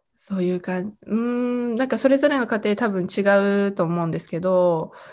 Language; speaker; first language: Japanese; native; Japanese